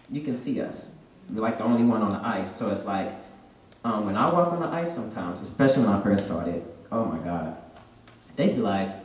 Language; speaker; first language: English; native; English